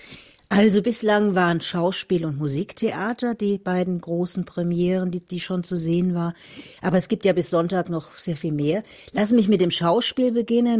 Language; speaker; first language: German; native; German